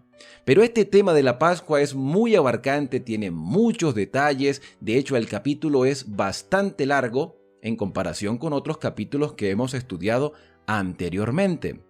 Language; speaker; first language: Spanish; native; Spanish